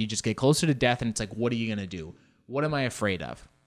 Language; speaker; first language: English; early bilingual, other home language; Spanish